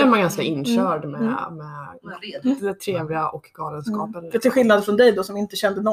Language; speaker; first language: Swedish; native; Swedish